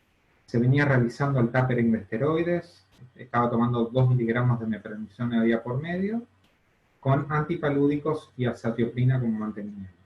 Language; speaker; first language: Spanish; native; Spanish